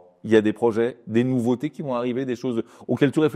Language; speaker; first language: French; native; French